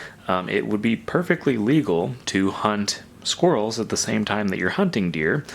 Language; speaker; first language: English; native; English